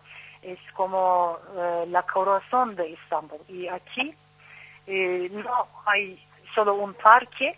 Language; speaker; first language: Spanish; non-native, learner; Turkish